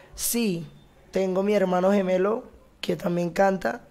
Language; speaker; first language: Spanish; native; Spanish